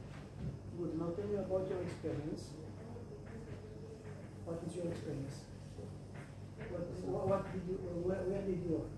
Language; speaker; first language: English; non-native, fluent; Romanian